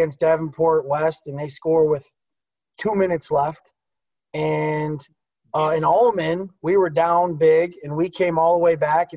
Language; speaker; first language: English; native; English